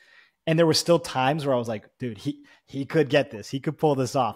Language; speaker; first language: English; native; English